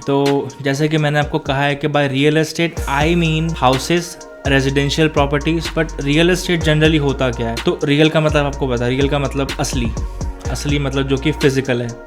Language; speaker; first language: Hindi; non-native, local second language; Punjabi